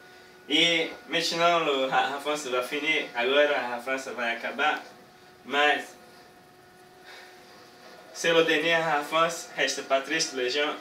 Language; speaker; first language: Portuguese; early bilingual, heritage; Portuguese